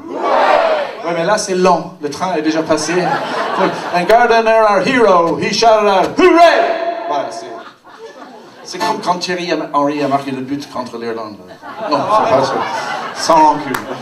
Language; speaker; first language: French; non-native, fluent; English